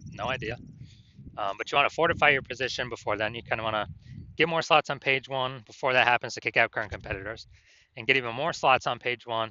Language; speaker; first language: English; native; English